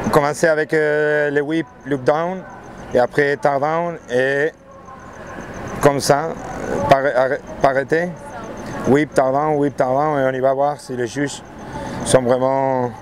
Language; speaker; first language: French; non-native, learner; Spanish